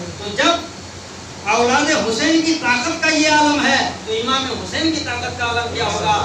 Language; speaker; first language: Urdu; non-native, local second language; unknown